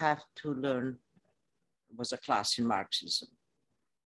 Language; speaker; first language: English; non-native, fluent; Romanian